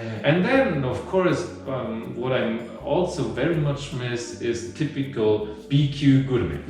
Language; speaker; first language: English; non-native, fluent; German